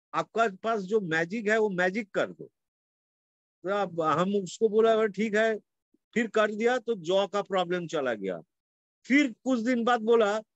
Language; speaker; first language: Hindi; non-native, local second language; Bangla